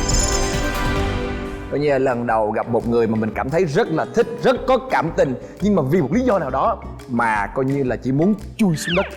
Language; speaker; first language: Vietnamese; native; Vietnamese